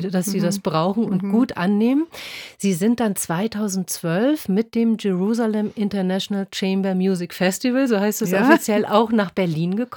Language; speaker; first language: German; native; German